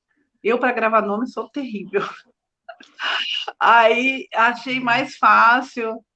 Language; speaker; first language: Portuguese; native; Portuguese